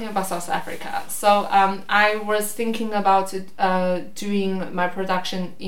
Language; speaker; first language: English; non-native, fluent; Chinese